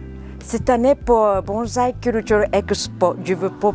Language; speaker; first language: French; non-native, learner; Japanese